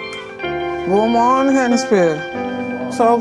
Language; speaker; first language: Danish; non-native, learner; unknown